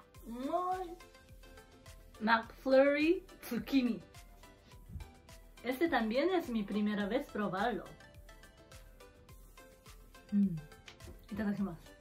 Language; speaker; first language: Spanish; non-native, learner; Japanese